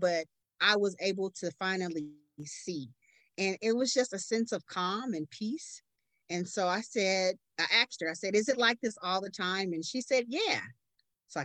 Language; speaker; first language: English; native; English